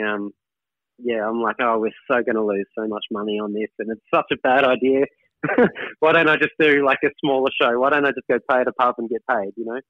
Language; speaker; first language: English; native; English